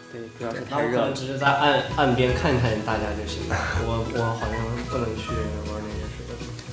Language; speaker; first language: Chinese; native; Chinese